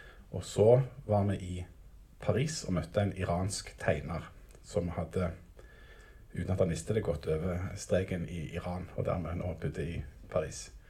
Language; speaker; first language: Norwegian; native; Norwegian